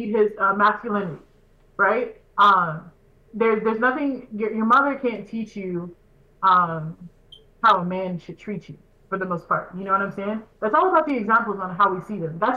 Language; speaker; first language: English; native; English